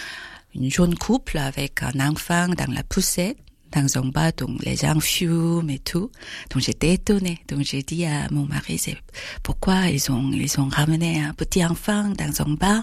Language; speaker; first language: French; non-native, fluent; Korean